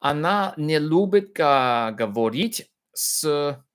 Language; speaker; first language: Russian; non-native, learner; English